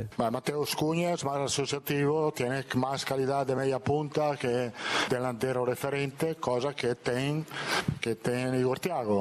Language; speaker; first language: Portuguese; non-native, fluent; Italian